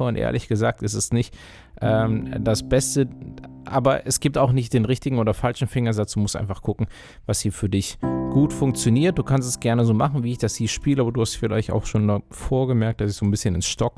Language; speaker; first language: German; native; German